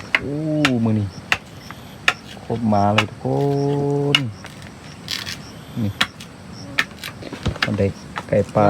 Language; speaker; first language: Thai; non-native, local second language; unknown